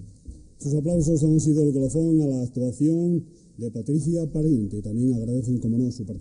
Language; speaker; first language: Spanish; native; Spanish